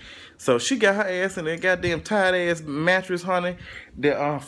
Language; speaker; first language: English; native; English